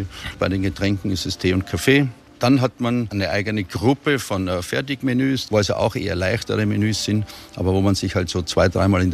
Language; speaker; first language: German; native; German